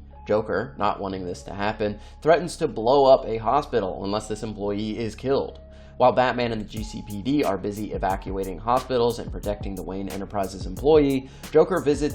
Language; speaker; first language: English; native; English